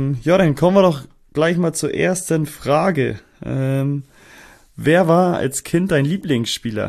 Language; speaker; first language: German; native; German